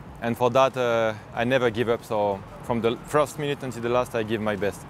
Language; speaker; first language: English; non-native, fluent; French